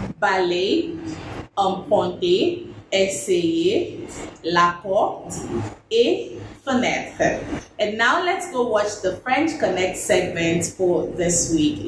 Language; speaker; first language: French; non-native, fluent; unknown